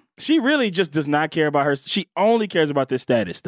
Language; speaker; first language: English; native; English